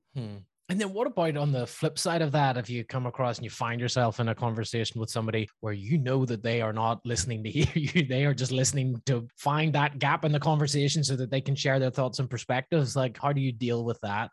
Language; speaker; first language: English; native; English